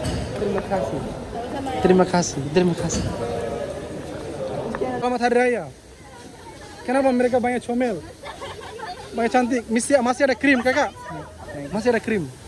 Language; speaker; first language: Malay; non-native, learner; Bangla